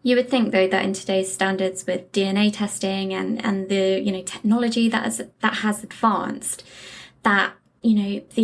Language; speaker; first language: English; native; English